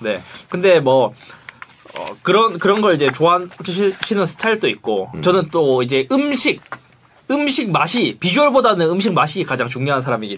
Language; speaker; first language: Korean; native; Korean